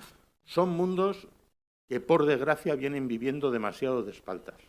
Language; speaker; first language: Spanish; native; Spanish